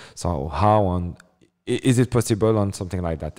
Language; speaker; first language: English; non-native, learner; French